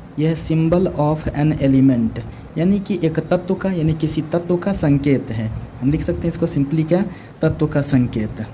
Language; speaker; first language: Hindi; native; Hindi